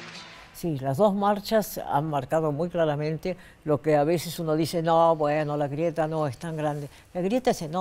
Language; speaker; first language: Spanish; native; Spanish